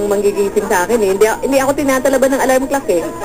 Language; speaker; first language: Filipino; native; Filipino